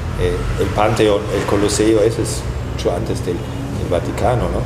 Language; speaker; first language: Spanish; non-native, fluent; German